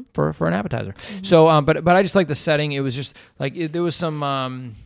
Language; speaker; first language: English; native; English